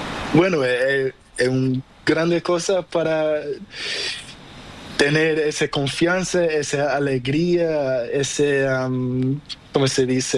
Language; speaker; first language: Spanish; non-native, learner; Portuguese